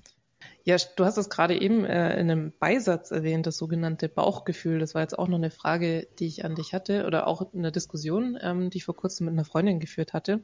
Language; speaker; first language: German; native; German